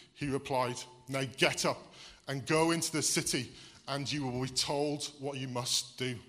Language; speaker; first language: English; native; English